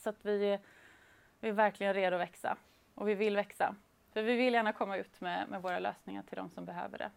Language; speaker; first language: Swedish; native; Swedish